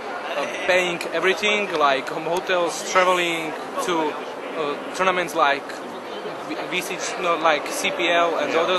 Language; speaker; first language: English; non-native, learner; Bulgarian